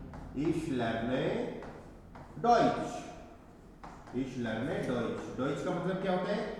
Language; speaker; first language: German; non-native, fluent; Hindi